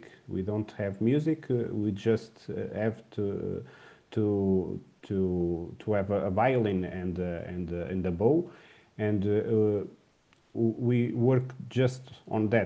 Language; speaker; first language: English; non-native, learner; Portuguese